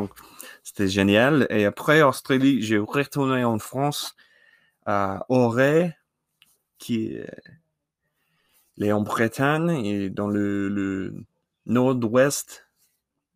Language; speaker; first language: French; non-native, learner; English